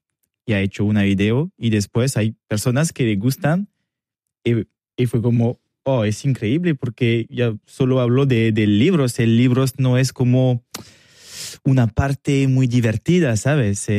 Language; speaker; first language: Spanish; non-native, learner; French